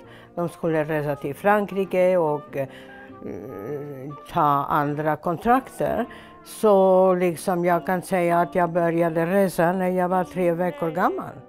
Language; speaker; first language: Swedish; non-native, fluent; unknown